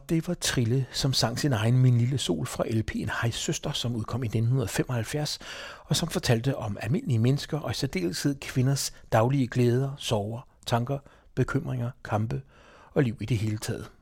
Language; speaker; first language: Danish; native; Danish